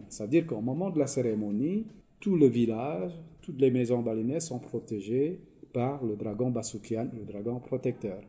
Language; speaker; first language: French; non-native, fluent; Balinese